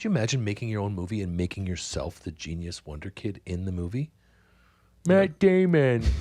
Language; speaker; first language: English; native; English